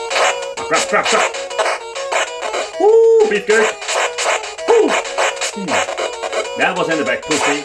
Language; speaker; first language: English; non-native, fluent; Dutch